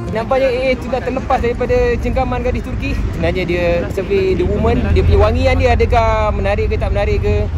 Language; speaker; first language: Malay; native; Malay